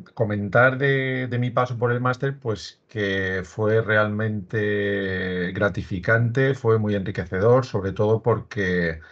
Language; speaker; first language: Spanish; native; Spanish